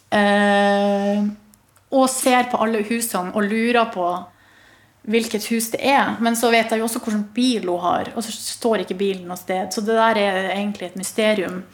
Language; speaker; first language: Norwegian; native; Norwegian